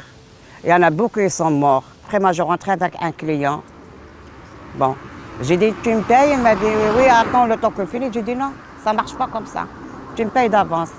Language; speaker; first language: French; non-native, learner; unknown